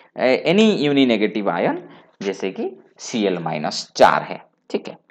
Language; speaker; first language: Hindi; non-native, local second language; Bangla